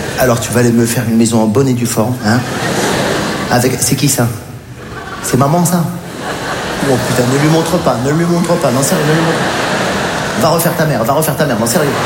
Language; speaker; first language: French; native; French